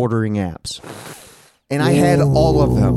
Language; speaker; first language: English; native; English